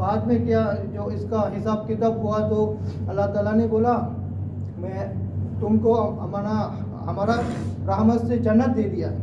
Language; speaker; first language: Hindi; non-native, fluent; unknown